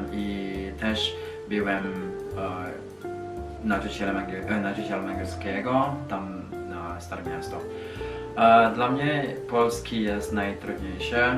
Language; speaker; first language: Polish; non-native, learner; Indonesian